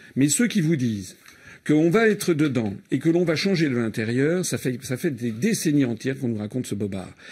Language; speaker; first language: French; native; French